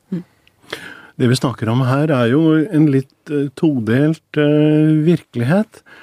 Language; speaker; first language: Norwegian; native; Norwegian